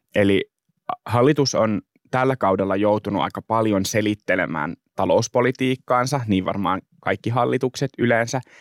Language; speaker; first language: Finnish; native; Finnish